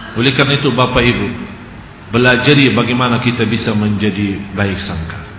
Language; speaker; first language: Indonesian; non-native, fluent; Arabic